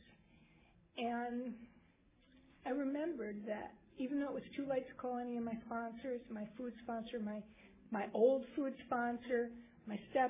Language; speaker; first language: English; native; English